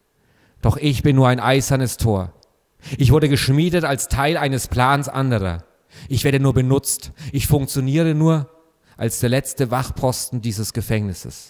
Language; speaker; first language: German; native; German